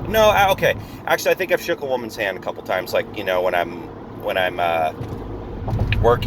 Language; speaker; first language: English; native; English